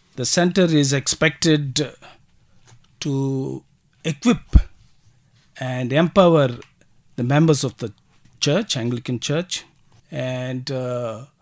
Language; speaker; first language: English; non-native, local second language; Tamil